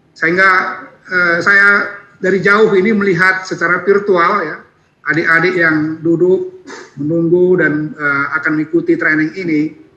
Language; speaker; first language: Indonesian; native; Indonesian